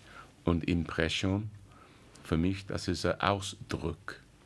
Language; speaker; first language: German; non-native, learner; English